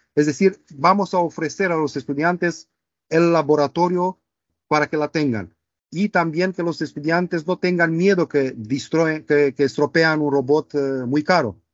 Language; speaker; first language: Spanish; non-native, fluent; Romanian